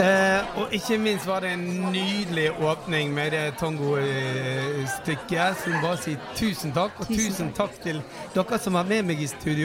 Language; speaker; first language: Norwegian; native; Norwegian